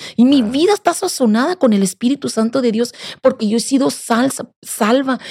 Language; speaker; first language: Spanish; native; Spanish